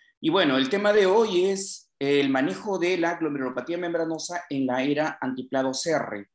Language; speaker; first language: Spanish; native; Spanish